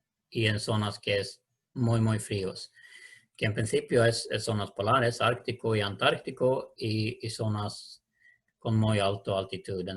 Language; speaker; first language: Spanish; non-native, learner; Swedish